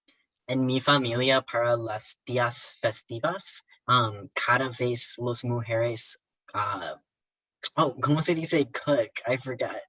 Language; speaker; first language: Spanish; non-native, learner; English